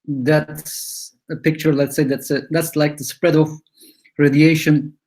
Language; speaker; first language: English; non-native, fluent; Turkish